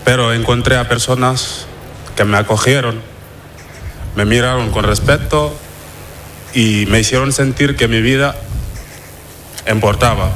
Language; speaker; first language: Spanish; non-native, fluent; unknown